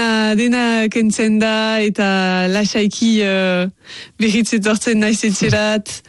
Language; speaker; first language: Basque; non-native, local second language; French